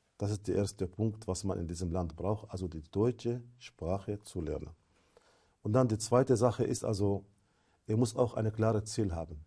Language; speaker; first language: German; non-native, fluent; Arabic